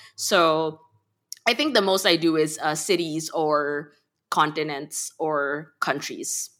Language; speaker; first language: English; non-native, local second language; Filipino